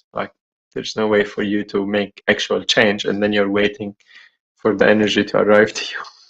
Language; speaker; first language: English; non-native, fluent; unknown